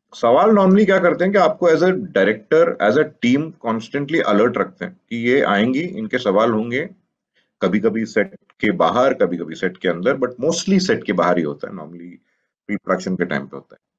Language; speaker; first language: Hindi; native; Hindi